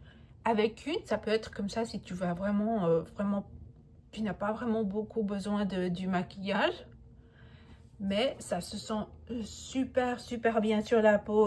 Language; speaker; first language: French; non-native, fluent; Spanish